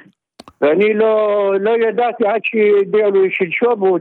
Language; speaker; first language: Hebrew; non-native, local second language; Arabic